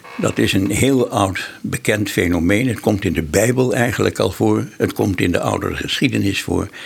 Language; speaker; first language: Dutch; native; Dutch